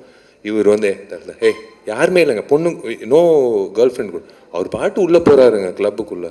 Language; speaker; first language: Tamil; native; Tamil